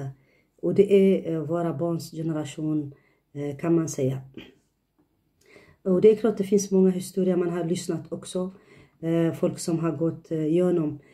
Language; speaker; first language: Swedish; non-native, fluent; Tigrinya